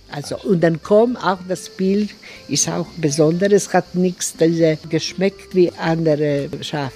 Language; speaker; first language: German; non-native, learner; Croatian